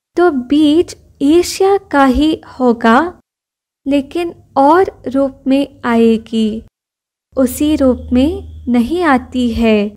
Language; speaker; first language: Hindi; non-native, local second language; Kannada